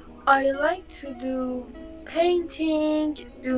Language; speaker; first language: English; non-native, learner; Persian